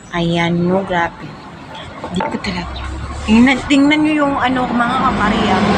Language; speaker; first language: Filipino; non-native, local second language; Cebuano